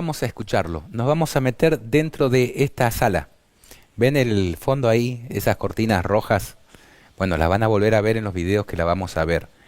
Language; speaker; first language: Spanish; native; Spanish